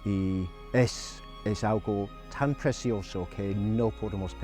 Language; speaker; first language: Spanish; non-native, fluent; English